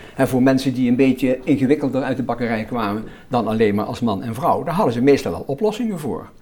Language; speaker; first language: Dutch; native; Dutch